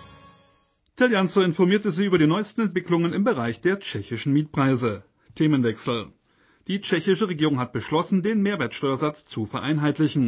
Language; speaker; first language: German; native; German